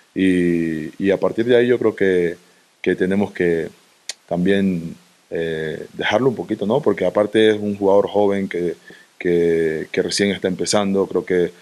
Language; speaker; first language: Spanish; native; Spanish